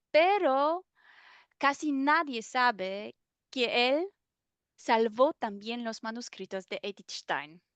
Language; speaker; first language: Spanish; non-native, fluent; German